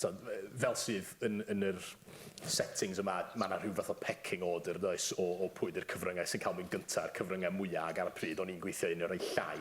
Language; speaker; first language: Welsh; native; Welsh